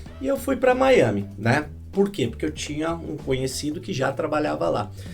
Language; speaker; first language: Portuguese; native; Portuguese